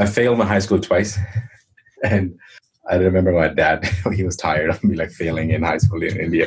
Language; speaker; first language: English; non-native, local second language; Hindi